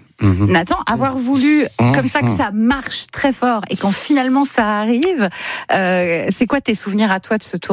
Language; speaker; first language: French; native; French